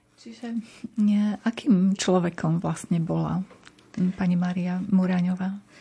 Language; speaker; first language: Slovak; native; Slovak